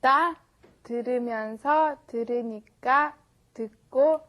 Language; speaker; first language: Korean; non-native, learner; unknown